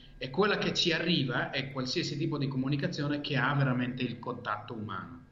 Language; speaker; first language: Italian; non-native, fluent; Hebrew